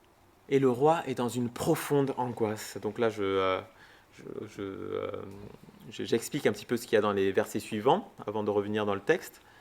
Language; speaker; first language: French; native; French